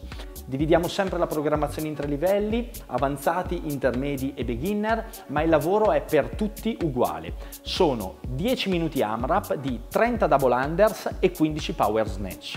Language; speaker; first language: Italian; native; Italian